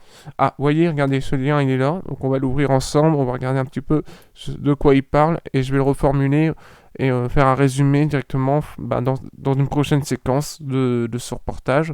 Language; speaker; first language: French; native; French